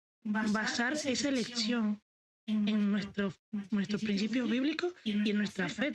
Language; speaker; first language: Spanish; native; Spanish